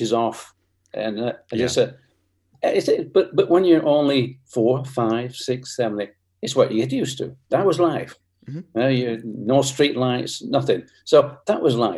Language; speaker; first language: English; native; English